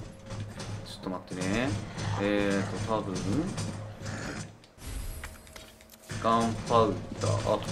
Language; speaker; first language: Japanese; native; Japanese